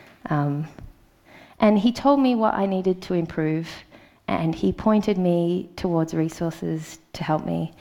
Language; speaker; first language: English; native; English